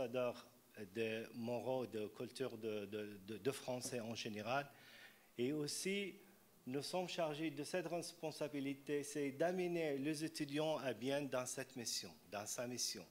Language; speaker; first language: French; non-native, fluent; Arabic